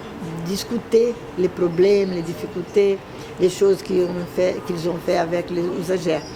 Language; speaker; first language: French; non-native, fluent; Portuguese